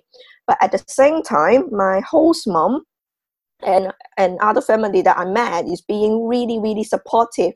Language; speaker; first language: English; non-native, local second language; Cantonese